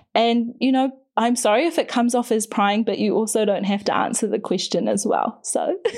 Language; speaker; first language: English; native; English